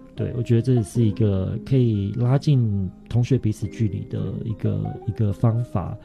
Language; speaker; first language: Chinese; native; Chinese